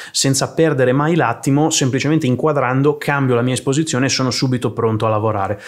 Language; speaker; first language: Italian; native; Italian